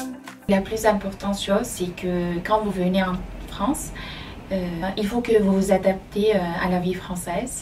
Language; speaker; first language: French; non-native, fluent; Turkish